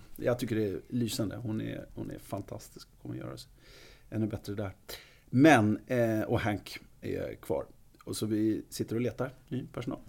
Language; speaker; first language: Swedish; native; Swedish